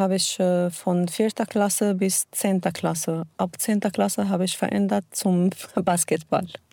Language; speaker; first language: German; non-native, learner; Arabic